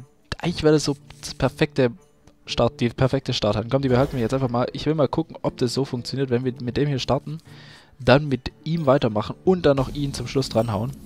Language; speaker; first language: German; native; German